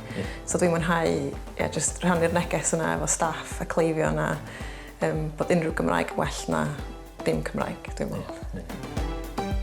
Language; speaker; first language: Welsh; native; Welsh